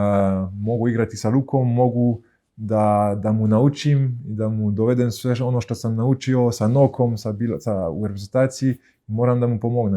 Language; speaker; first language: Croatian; early bilingual, heritage; Croatian